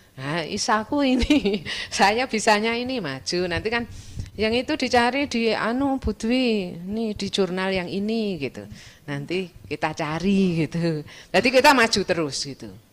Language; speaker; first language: Indonesian; non-native, local second language; Javanese